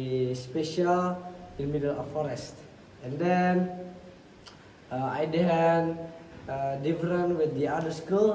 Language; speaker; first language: English; non-native, learner; Indonesian